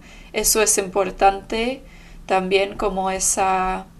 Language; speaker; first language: Spanish; non-native, fluent; English